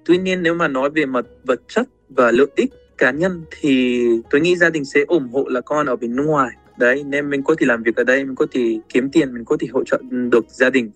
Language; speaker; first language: Vietnamese; non-native, fluent; Arabic